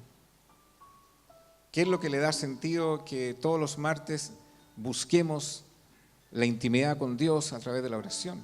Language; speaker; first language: Spanish; native; Spanish